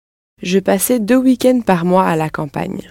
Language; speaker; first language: French; non-native, learner; English